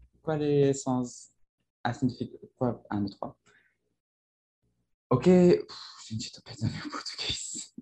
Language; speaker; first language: Portuguese; non-native, learner; French